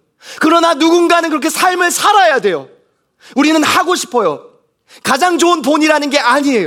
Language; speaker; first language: Korean; native; Korean